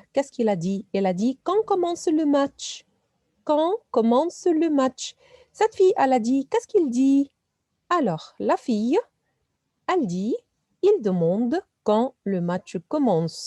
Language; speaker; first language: French; non-native, fluent; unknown